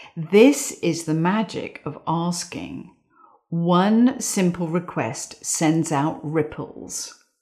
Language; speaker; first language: English; native; English